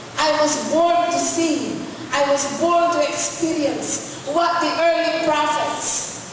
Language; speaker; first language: English; non-native, local second language; Filipino